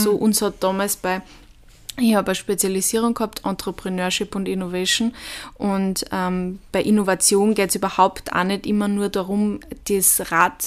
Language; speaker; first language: German; native; German